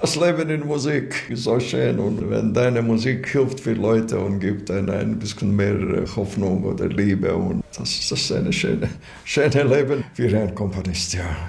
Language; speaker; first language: German; non-native, learner; Latvian